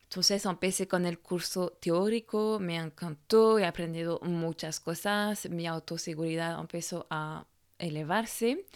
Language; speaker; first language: Spanish; non-native, fluent; French